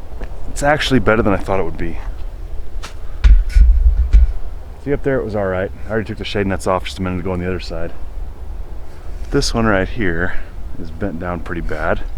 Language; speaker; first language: English; native; English